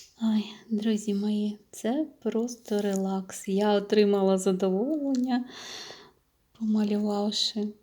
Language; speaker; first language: Ukrainian; non-native, local second language; Russian